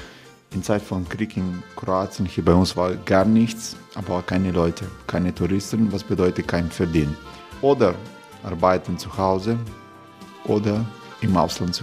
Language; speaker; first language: German; non-native, learner; Croatian